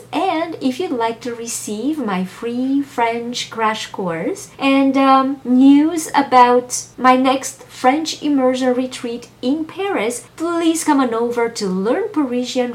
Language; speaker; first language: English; non-native, fluent; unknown